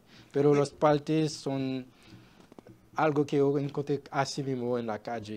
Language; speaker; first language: Spanish; non-native, learner; Haitian Creole